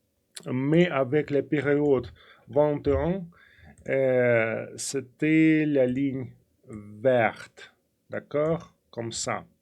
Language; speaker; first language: French; non-native, fluent; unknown